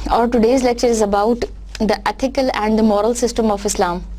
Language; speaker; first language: English; non-native, local second language; Urdu